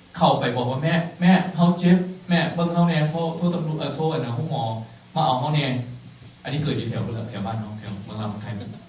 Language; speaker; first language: Thai; non-native, local second language; Lao